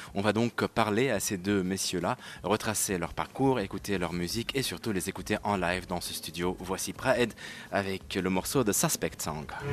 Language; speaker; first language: French; non-native, local second language; Arabic